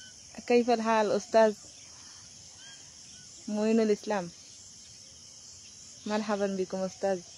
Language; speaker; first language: Arabic; non-native, learner; Bangla